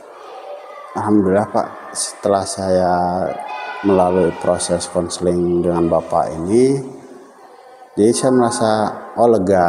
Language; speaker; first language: Indonesian; native; Indonesian